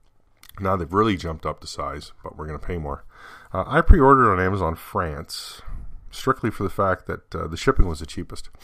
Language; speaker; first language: English; native; English